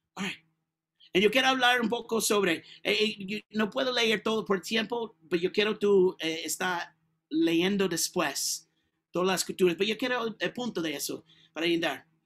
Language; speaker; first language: Spanish; non-native, learner; English